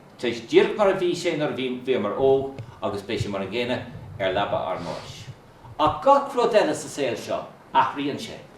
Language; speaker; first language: Irish; non-native, local second language; English